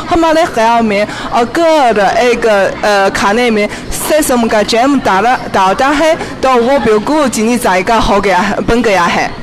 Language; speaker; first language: Hindi; non-native, fluent; Chinese